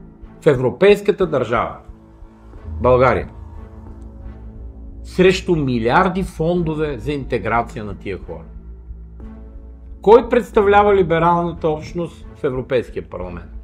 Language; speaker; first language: Bulgarian; native; Bulgarian